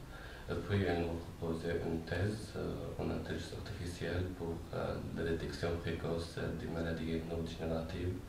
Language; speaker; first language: French; non-native, fluent; Arabic